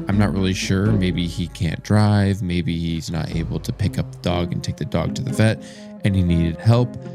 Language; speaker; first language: English; native; English